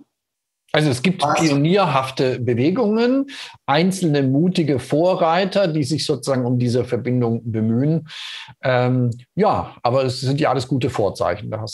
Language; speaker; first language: German; native; German